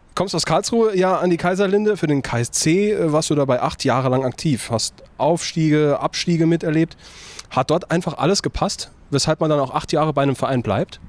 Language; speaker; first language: German; native; German